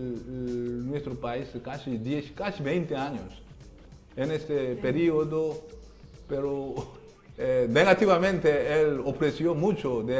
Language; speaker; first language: Spanish; non-native, learner; Korean